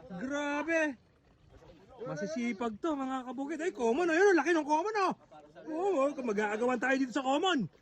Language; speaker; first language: Filipino; native; Filipino